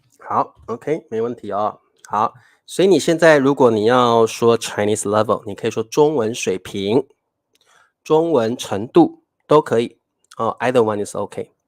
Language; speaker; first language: Chinese; native; Chinese